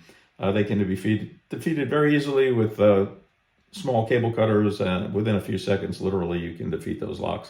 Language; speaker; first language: English; native; English